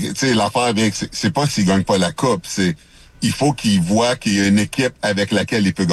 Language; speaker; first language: French; native; French